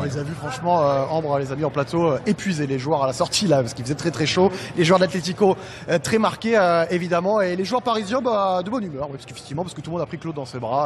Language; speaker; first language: French; native; French